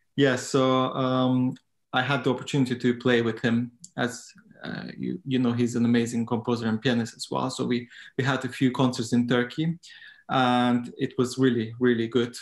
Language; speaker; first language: English; non-native, fluent; Turkish